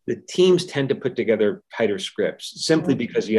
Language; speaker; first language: English; native; English